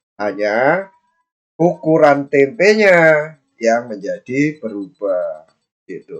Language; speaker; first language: Indonesian; native; Indonesian